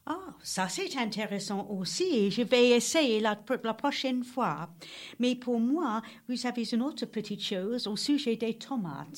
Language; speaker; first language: French; non-native, learner; English